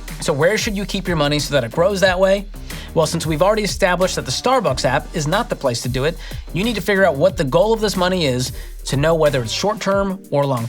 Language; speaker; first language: English; native; English